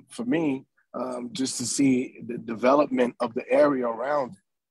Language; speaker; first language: English; native; English